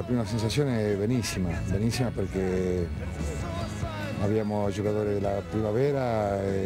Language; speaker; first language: Italian; non-native, fluent; Spanish